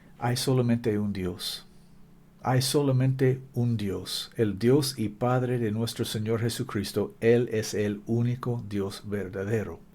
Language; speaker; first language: Spanish; non-native, fluent; English